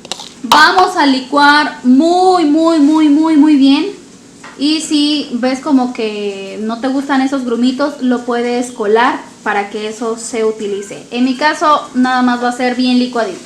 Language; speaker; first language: Spanish; native; Spanish